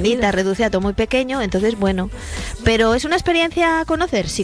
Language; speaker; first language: Spanish; native; Spanish